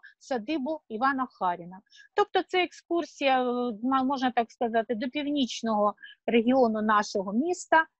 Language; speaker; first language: Ukrainian; non-native, local second language; Russian